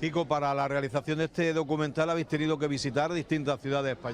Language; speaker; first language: Spanish; native; Spanish